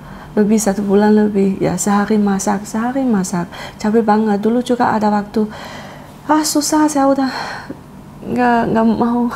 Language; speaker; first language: Indonesian; non-native, learner; Chinese